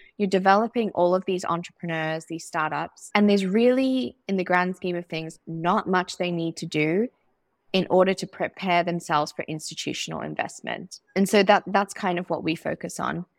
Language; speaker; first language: English; native; English